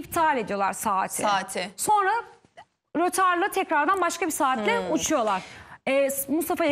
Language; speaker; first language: Turkish; native; Turkish